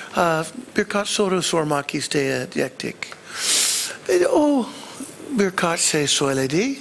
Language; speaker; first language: Turkish; non-native, fluent; English